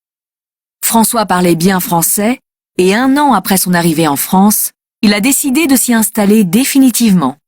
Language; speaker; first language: French; native; French